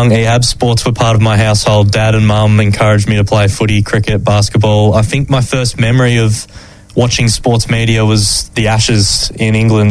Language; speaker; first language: English; native; English